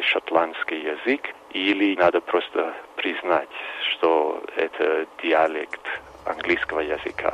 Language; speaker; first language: Russian; non-native, fluent; English